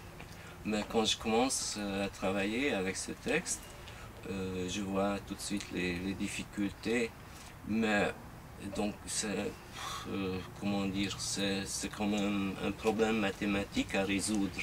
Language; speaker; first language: French; non-native, fluent; Hungarian